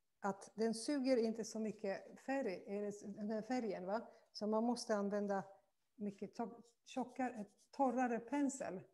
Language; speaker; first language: Swedish; non-native, fluent; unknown